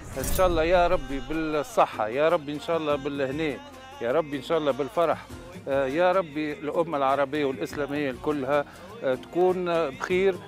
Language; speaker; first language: Arabic; native; Arabic